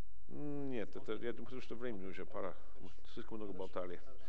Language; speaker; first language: Russian; non-native, fluent; English